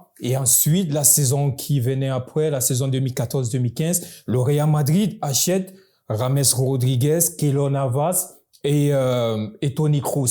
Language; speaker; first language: French; native; French